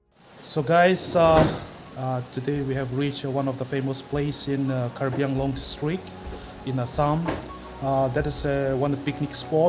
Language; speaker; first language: English; non-native, learner; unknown